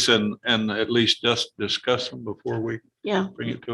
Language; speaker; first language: English; native; English